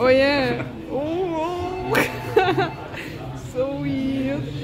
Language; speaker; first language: English; non-native, fluent; French